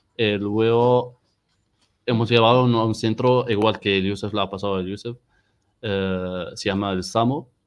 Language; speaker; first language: Spanish; non-native, learner; Arabic